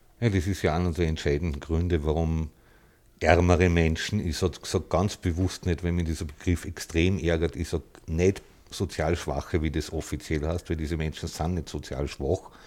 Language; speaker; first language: German; native; German